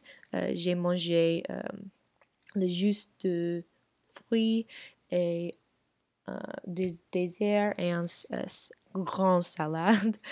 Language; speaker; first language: French; non-native, learner; English